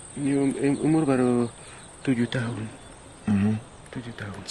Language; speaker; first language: Indonesian; non-native, local second language; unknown